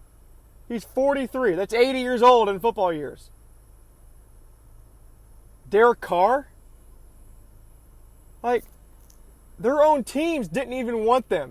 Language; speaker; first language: English; native; English